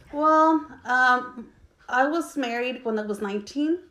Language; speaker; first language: English; early bilingual, other home language; Spanish